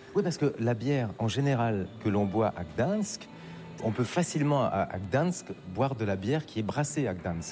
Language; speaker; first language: French; native; French